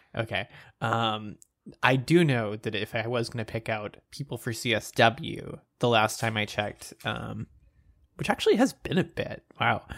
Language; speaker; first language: English; native; English